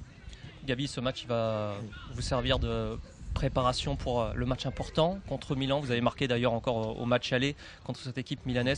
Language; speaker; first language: French; native; French